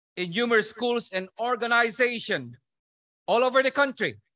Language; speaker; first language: English; non-native, local second language; Filipino